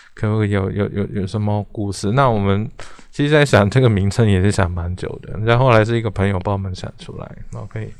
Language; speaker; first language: Chinese; non-native, fluent; Cantonese